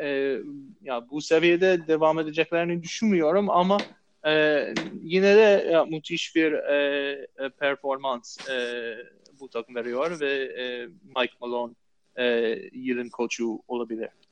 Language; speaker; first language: Turkish; non-native, fluent; English